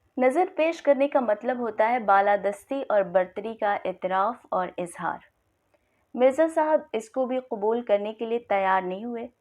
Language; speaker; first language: Urdu; native; Urdu